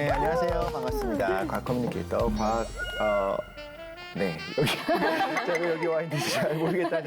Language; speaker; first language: Korean; native; Korean